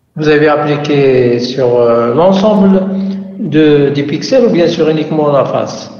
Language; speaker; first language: French; non-native, local second language; Arabic